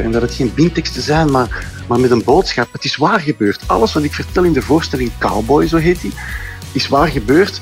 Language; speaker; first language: Dutch; native; Dutch